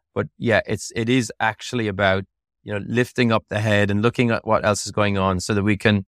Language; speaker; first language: English; native; English